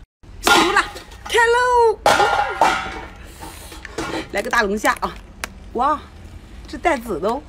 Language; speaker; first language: Chinese; native; Chinese